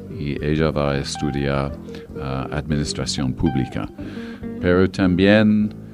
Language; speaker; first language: Spanish; non-native, fluent; English